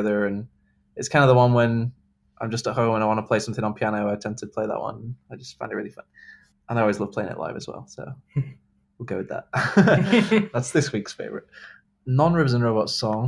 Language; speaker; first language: English; native; English